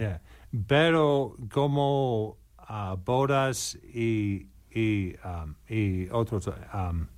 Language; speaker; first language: Spanish; non-native, learner; English